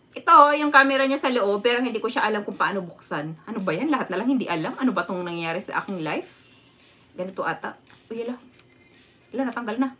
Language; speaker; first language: Filipino; non-native, local second language; Cebuano